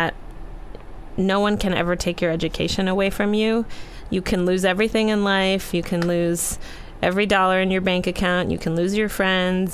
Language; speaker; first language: English; native; English